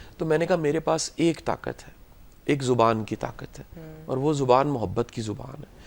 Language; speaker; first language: Urdu; non-native, local second language; Punjabi